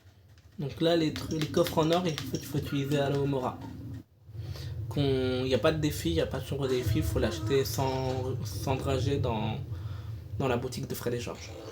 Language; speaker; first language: French; native; French